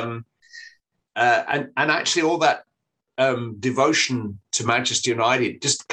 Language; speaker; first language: English; native; English